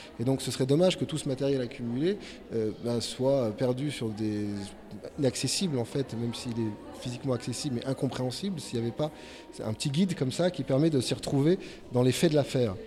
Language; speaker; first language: French; native; French